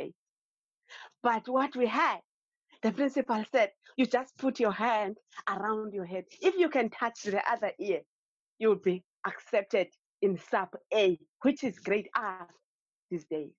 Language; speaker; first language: English; non-native, local second language; Xhosa